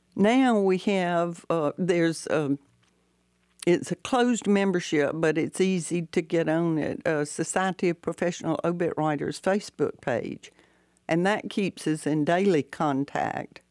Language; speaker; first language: English; native; English